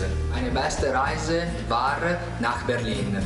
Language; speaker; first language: German; non-native, learner; Italian